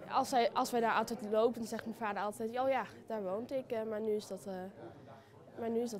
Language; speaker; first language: Dutch; early bilingual, heritage; Dutch